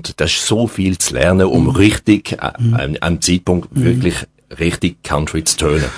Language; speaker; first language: German; non-native, local second language; French